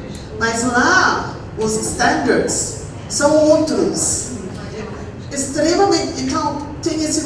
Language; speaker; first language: Portuguese; non-native, fluent; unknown